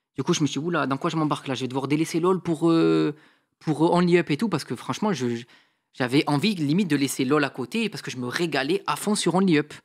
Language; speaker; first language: French; native; French